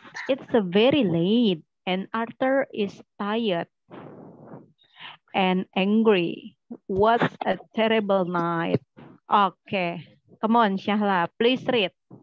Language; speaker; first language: English; non-native, fluent; Indonesian